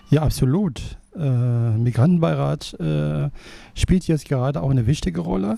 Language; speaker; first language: German; non-native, fluent; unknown